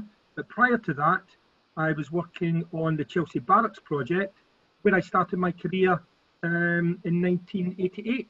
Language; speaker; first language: English; native; English